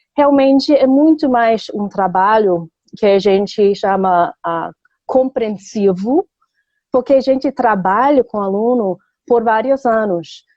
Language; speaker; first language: Portuguese; non-native, fluent; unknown